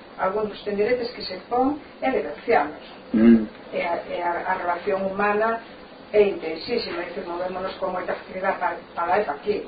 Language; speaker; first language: Galician; native; Galician